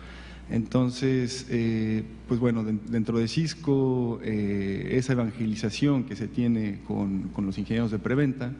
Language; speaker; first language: Spanish; native; Spanish